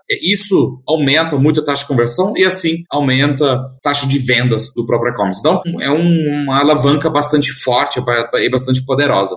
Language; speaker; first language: Portuguese; non-native, fluent; German